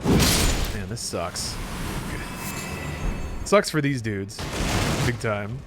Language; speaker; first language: English; native; English